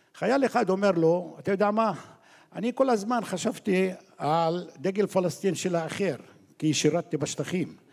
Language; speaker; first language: Hebrew; non-native, local second language; Arabic